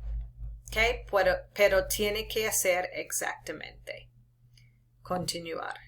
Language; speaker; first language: Spanish; non-native, local second language; English